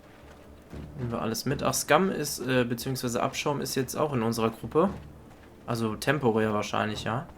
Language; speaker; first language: German; native; German